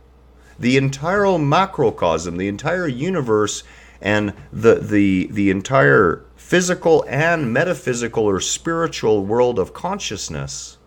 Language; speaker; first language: English; native; English